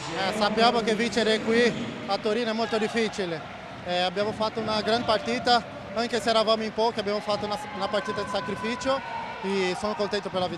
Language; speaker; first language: Italian; non-native, fluent; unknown